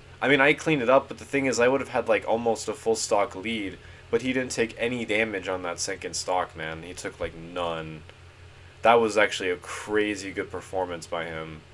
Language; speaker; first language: English; native; English